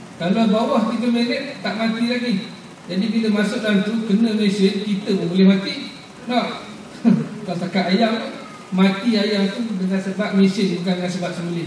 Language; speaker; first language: Malay; native; Malay